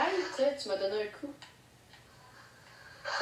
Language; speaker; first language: French; native; French